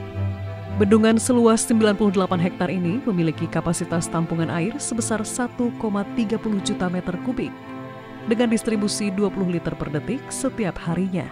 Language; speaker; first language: Indonesian; native; Indonesian